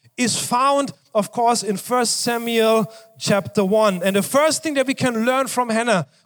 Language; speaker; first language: English; non-native, fluent; German